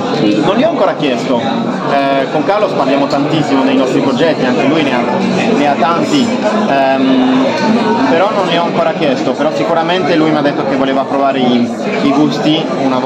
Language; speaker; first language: Italian; non-native, fluent; French